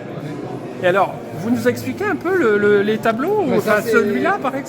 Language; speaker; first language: French; native; French